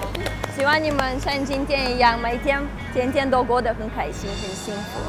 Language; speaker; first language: Chinese; non-native, fluent; Russian